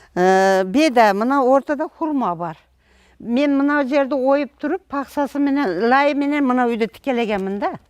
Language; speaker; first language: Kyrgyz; non-native, local second language; Uzbek